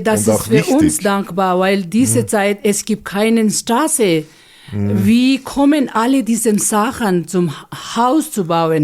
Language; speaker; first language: German; non-native, learner; Ladakhi